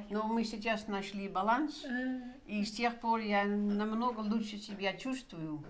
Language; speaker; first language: Russian; non-native, fluent; Dutch